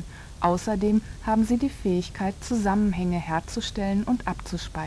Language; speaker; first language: German; native; German